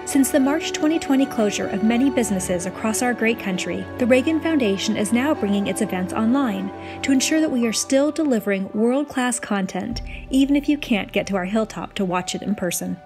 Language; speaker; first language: English; native; English